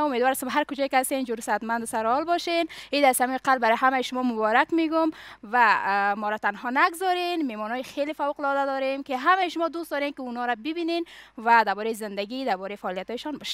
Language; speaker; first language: Persian; native; Persian